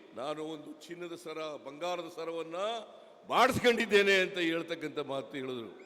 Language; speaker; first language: Kannada; native; Kannada